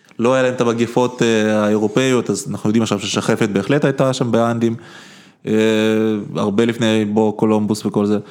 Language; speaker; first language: Hebrew; early bilingual, other home language; Russian